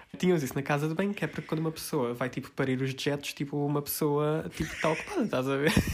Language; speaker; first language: Portuguese; early bilingual, heritage; Portuguese